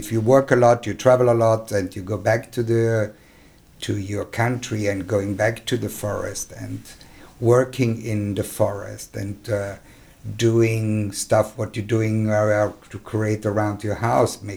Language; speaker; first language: English; non-native, fluent; German